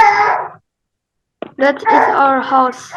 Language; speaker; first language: English; non-native, learner; Indonesian